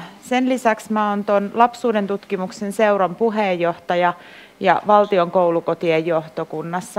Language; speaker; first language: Finnish; native; Finnish